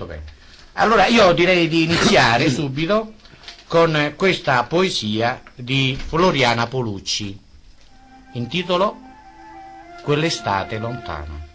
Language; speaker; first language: Italian; native; Italian